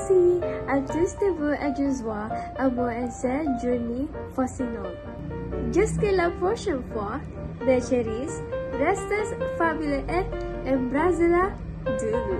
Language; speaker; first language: French; non-native, learner; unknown